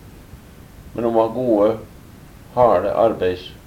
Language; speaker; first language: Norwegian; early bilingual, heritage; Norwegian